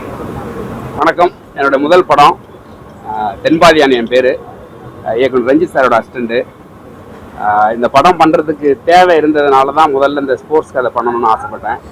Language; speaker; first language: Tamil; native; Tamil